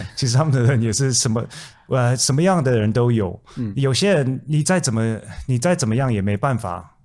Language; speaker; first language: Chinese; native; Chinese